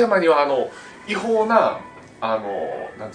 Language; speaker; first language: Japanese; native; Japanese